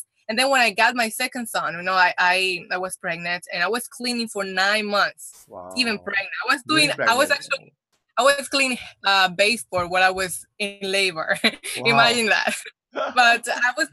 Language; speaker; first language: English; non-native, fluent; Spanish